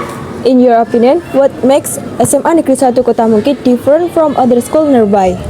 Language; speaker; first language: English; non-native, learner; Indonesian